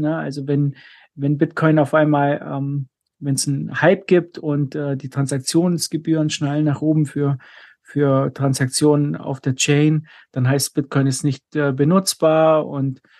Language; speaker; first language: German; native; German